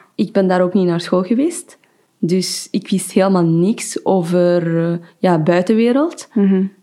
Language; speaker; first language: Dutch; non-native, fluent; Persian